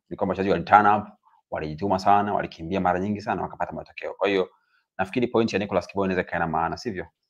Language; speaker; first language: Swahili; native; Swahili